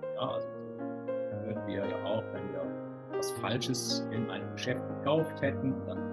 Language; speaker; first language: German; native; German